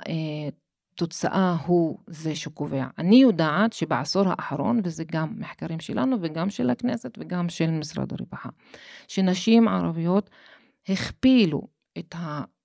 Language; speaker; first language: Hebrew; non-native, local second language; Arabic